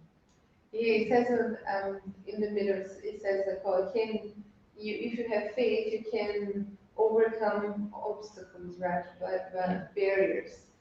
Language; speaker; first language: English; non-native, fluent; Portuguese